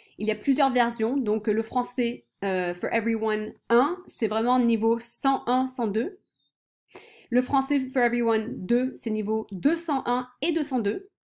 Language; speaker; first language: French; non-native, fluent; English